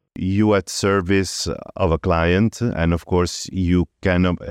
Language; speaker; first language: English; early bilingual, other home language; Italian